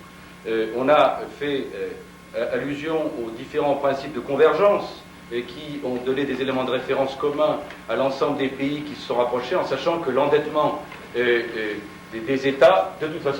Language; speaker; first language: French; native; French